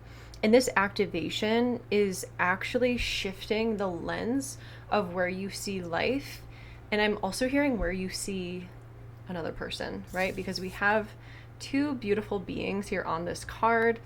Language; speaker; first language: English; native; English